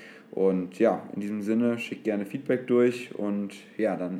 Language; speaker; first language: German; native; German